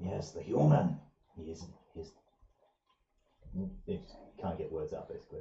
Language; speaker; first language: English; native; English